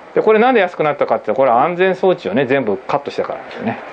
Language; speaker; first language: Japanese; native; Japanese